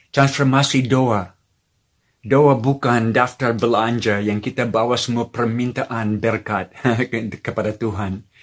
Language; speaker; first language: Indonesian; non-native, fluent; English